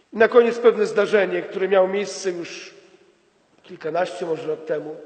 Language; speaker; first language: Polish; native; Polish